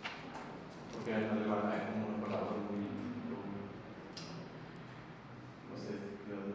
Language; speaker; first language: Spanish; non-native, learner; English